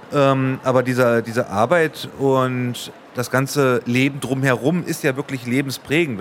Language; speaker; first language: German; native; German